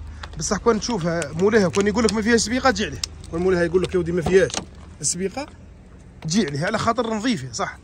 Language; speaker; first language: Arabic; native; Arabic